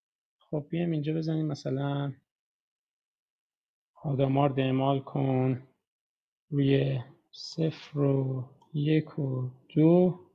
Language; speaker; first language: Persian; native; Persian